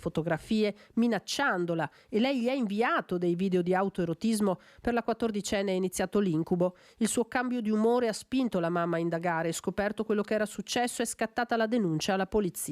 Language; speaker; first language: Italian; native; Italian